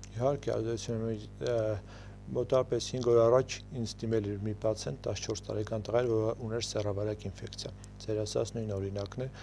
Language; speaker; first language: Armenian; native; Armenian